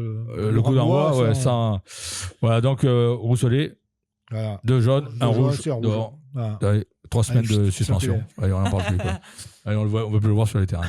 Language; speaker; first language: French; native; French